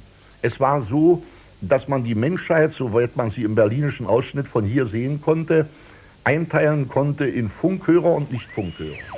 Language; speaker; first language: German; native; German